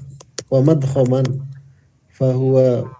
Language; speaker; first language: Arabic; non-native, learner; Indonesian